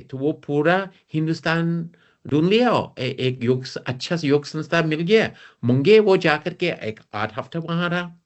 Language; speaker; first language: Hindi; non-native, fluent; English